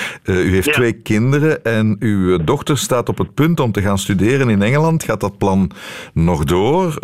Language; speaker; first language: Dutch; native; Dutch